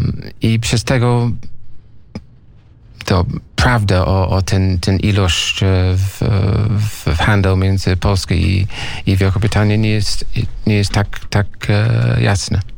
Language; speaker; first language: Polish; non-native, learner; English